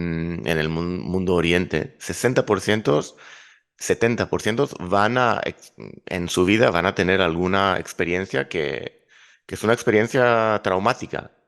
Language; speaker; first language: Spanish; non-native, fluent; Hebrew